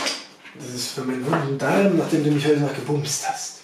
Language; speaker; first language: German; native; German